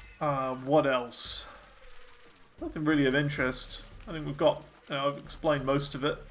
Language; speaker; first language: English; native; English